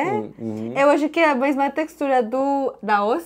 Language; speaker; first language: Portuguese; non-native, fluent; Spanish